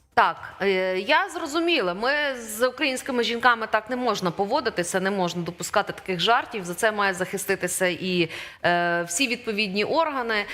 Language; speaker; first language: Ukrainian; native; Ukrainian